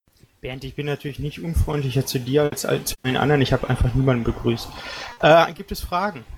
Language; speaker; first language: German; native; German